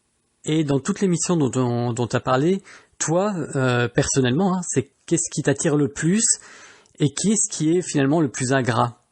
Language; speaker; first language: French; native; French